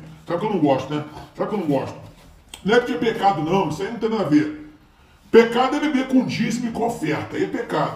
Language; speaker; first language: Portuguese; native; Portuguese